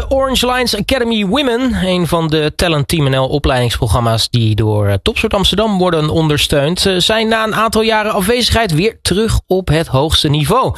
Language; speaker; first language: Dutch; native; Dutch